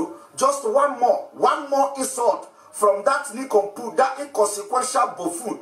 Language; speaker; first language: English; non-native, local second language; Igbo